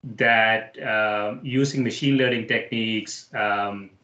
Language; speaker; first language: English; non-native, local second language; Malayalam